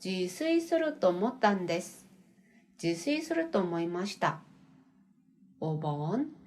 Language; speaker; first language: Japanese; non-native, fluent; Korean